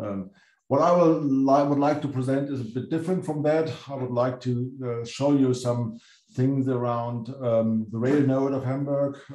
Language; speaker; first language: English; non-native, fluent; German